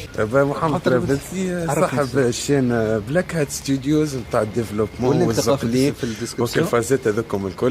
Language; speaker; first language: Arabic; native; Arabic